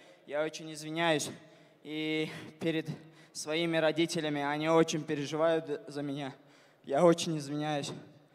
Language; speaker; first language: Russian; non-native, fluent; Azerbaijani